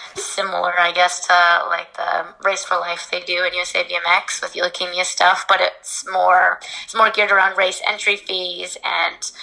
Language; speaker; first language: English; native; English